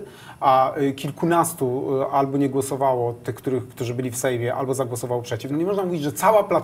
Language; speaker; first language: Polish; native; Polish